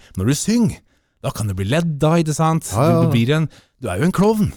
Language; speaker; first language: Norwegian; native; Norwegian